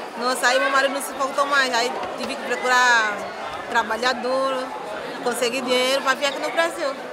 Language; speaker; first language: Portuguese; non-native, learner; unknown